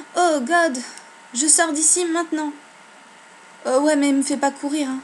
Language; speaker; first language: French; native; French